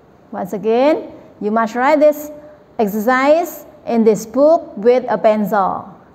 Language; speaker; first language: English; non-native, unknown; Indonesian